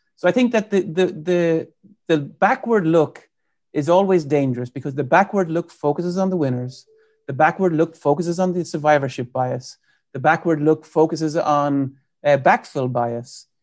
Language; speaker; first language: English; native; English